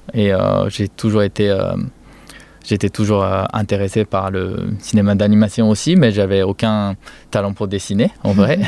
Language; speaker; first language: French; non-native, fluent; Japanese